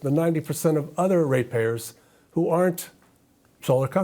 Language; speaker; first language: English; native; English